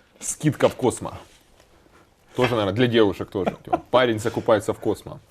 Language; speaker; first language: Russian; native; Russian